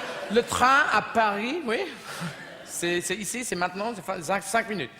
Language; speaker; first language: French; non-native, fluent; English